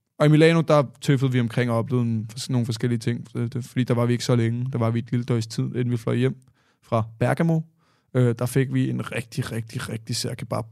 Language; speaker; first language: Danish; native; Danish